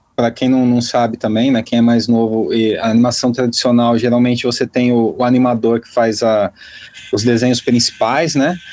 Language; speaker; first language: Portuguese; native; Portuguese